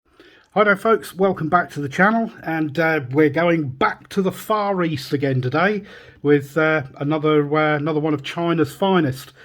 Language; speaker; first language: English; native; English